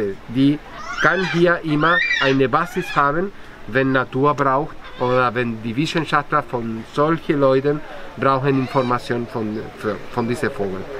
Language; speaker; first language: German; non-native, fluent; Spanish